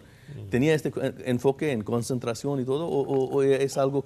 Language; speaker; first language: Spanish; non-native, fluent; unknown